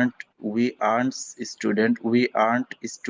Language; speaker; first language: English; non-native, learner; Bangla